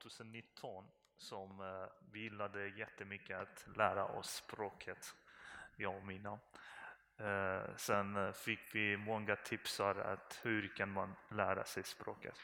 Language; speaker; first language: Swedish; non-native, learner; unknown